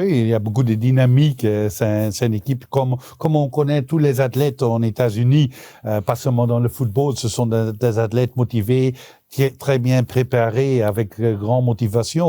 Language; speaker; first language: French; non-native, local second language; Dutch